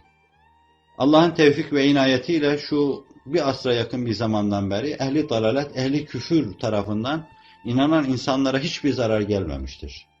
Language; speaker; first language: Turkish; native; Turkish